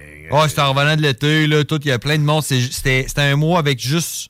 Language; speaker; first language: French; native; French